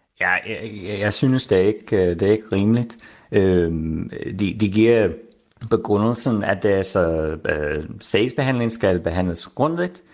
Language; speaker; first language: Danish; non-native, fluent; English